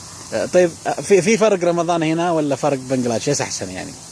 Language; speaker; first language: Arabic; native; Arabic